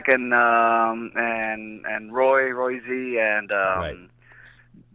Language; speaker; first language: English; non-native, fluent; Greek